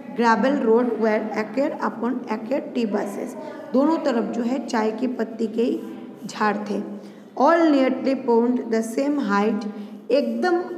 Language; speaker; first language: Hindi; non-native, local second language; Gujarati